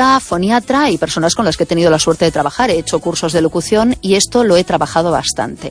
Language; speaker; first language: Spanish; native; Spanish